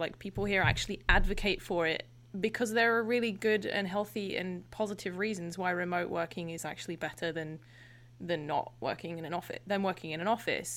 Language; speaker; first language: English; native; English